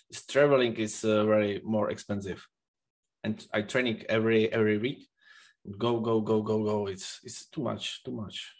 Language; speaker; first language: English; non-native, learner; Czech